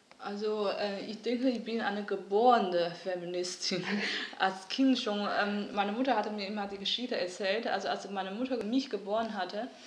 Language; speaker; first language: German; non-native, learner; Chinese